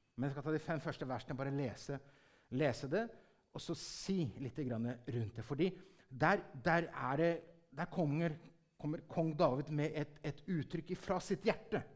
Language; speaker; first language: Norwegian; early bilingual, heritage; Norwegian